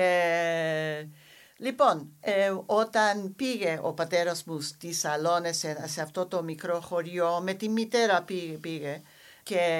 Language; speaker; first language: Greek; non-native, fluent; English